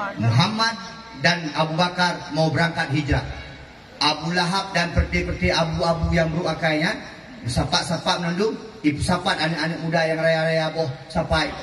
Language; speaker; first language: Malay; non-native, local second language; Achinese